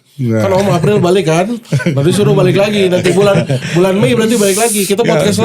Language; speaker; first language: Indonesian; native; Indonesian